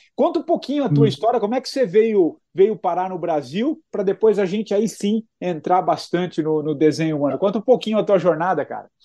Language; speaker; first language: Portuguese; native; Portuguese